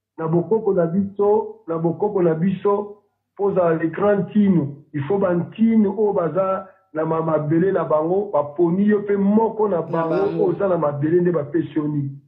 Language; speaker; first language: Lingala; non-native, local second language; Kongo